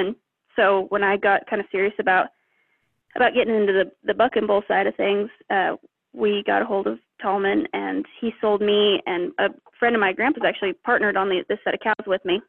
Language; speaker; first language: English; native; English